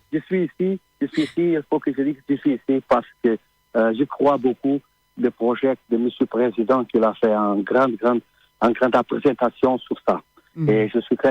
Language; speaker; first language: French; non-native, learner; Portuguese